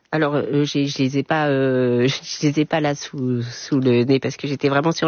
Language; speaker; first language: French; native; French